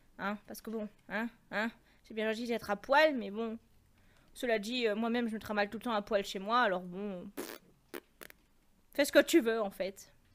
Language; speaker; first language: French; native; French